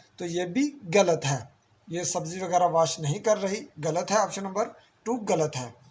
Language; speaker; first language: Urdu; non-native, local second language; Punjabi